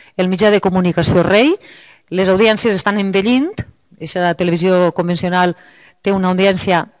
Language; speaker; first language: Catalan; native; Catalan